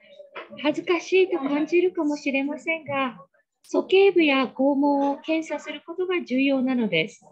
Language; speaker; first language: Japanese; native; Japanese